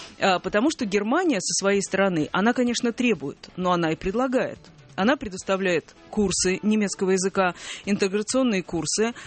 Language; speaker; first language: Russian; native; Russian